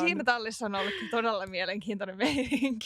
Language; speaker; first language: Finnish; native; Finnish